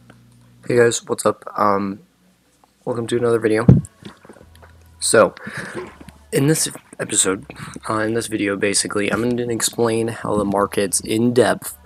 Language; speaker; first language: English; native; English